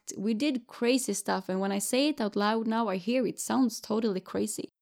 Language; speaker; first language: English; non-native, fluent; Swedish